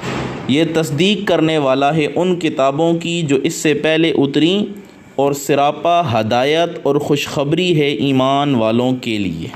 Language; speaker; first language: Urdu; native; Urdu